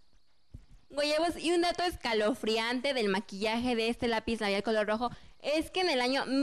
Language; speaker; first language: Spanish; native; Spanish